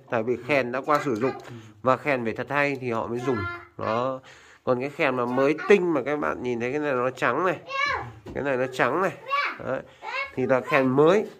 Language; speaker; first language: Vietnamese; native; Vietnamese